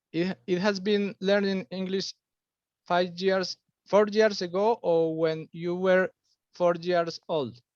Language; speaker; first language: English; non-native, fluent; Spanish